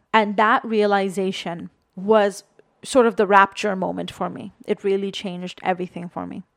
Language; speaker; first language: English; non-native, local second language; Bangla